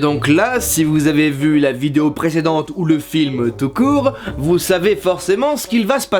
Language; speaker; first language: French; native; French